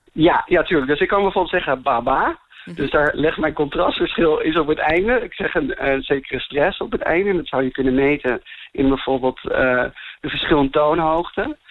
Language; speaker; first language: Dutch; native; Dutch